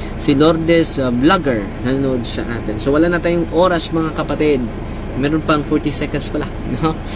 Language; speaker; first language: Filipino; non-native, local second language; Cebuano